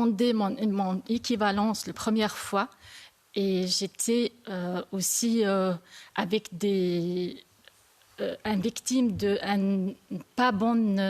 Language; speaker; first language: French; non-native, learner; Arabic